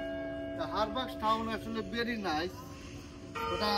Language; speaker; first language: English; non-native, learner; Bangla